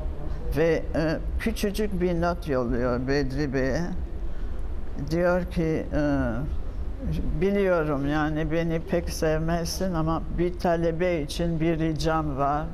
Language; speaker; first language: Turkish; non-native, fluent; French